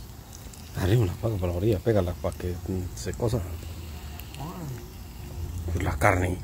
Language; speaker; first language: Spanish; native; Spanish